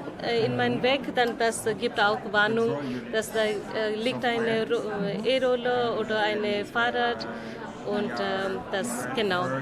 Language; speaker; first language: German; non-native, learner; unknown